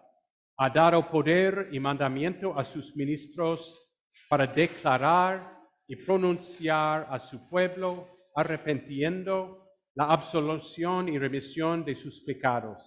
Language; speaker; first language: Spanish; non-native, fluent; English